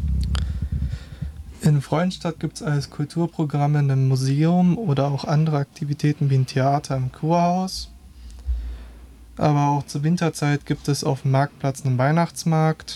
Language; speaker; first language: German; native; German